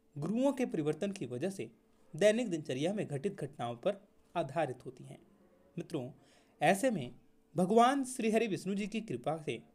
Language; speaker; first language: Hindi; native; Hindi